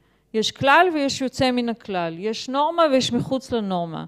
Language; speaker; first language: Hebrew; native; Hebrew